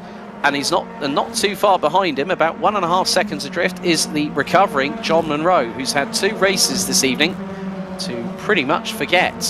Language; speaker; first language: English; native; English